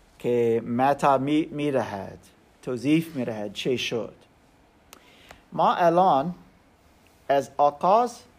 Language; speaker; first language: Persian; non-native, learner; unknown